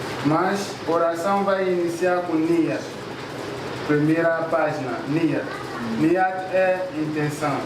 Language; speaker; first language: Portuguese; non-native, fluent; French